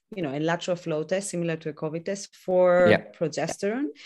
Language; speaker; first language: English; non-native, fluent; Greek